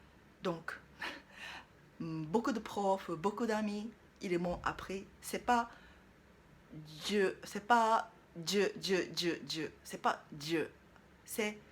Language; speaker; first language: French; non-native, learner; Japanese